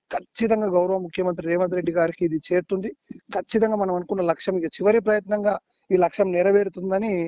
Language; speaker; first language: Telugu; native; Telugu